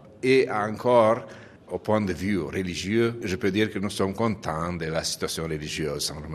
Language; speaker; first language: French; non-native, fluent; Romanian